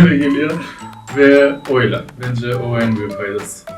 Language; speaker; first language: Turkish; non-native, fluent; Macedonian